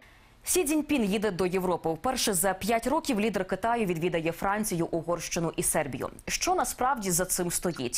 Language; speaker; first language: Ukrainian; native; Ukrainian